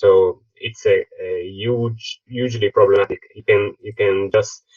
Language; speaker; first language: English; non-native, fluent; Italian